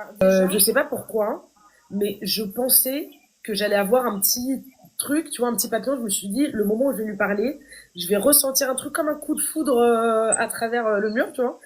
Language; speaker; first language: French; native; French